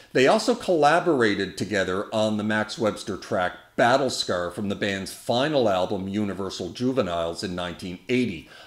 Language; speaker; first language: English; native; English